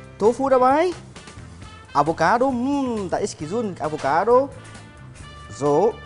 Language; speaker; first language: German; non-native, learner; Vietnamese